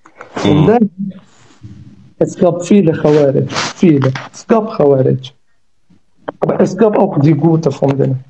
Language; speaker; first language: German; non-native, learner; Kurdish